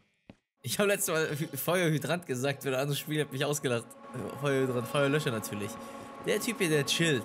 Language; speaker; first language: German; native; German